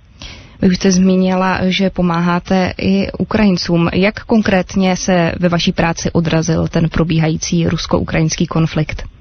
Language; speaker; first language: Czech; native; Czech